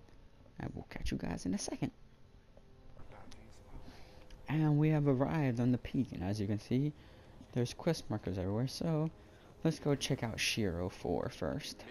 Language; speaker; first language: English; native; English